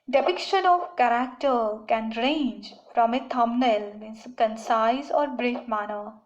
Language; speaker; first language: English; non-native, local second language; Marathi